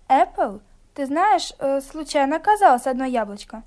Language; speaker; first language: Russian; native; Russian